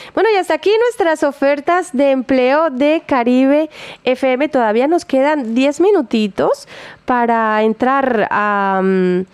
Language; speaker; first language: Spanish; native; Spanish